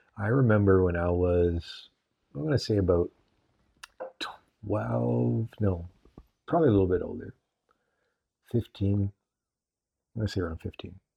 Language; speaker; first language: English; native; English